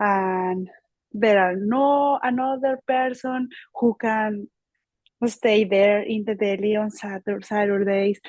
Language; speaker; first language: English; non-native, learner; Spanish